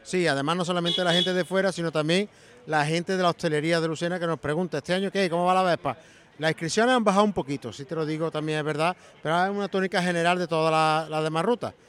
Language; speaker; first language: Spanish; native; Spanish